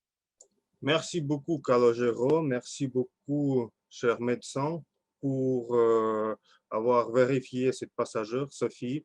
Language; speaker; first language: French; non-native, fluent; Russian